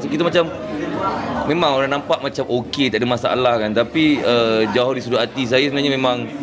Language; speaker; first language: Malay; native; Malay